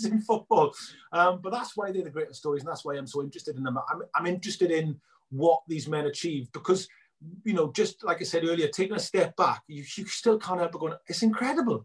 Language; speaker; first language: English; native; English